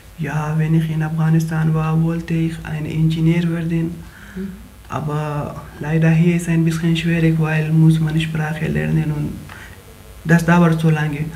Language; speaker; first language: German; non-native, learner; Pashto